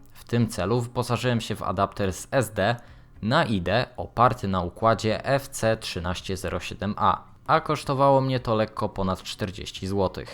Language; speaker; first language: Polish; native; Polish